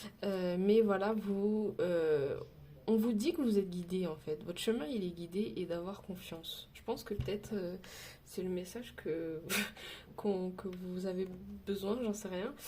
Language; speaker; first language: French; native; French